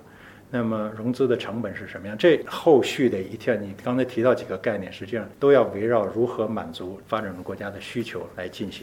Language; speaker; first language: Chinese; native; Chinese